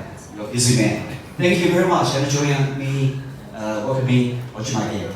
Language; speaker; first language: English; non-native, fluent; Chinese